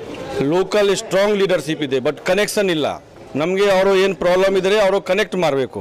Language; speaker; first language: Kannada; non-native, learner; Hindi